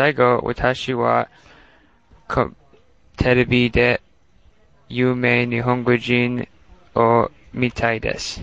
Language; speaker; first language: Japanese; non-native, learner; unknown